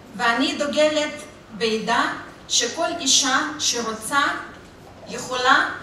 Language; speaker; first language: Hebrew; non-native, fluent; Russian